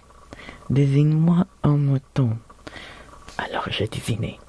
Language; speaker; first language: French; non-native, learner; Filipino